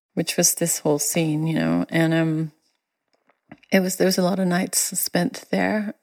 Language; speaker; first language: English; non-native, fluent; Danish